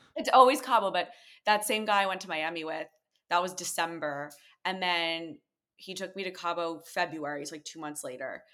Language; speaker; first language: English; native; English